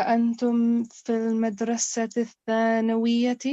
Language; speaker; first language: Arabic; non-native, learner; English